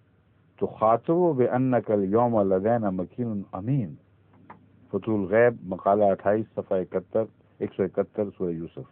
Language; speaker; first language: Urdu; native; Urdu